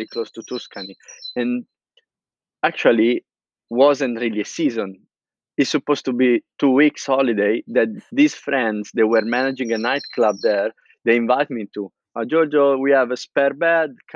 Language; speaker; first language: English; non-native, fluent; Italian